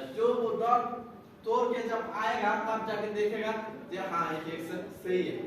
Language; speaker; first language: Hindi; non-native, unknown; Bangla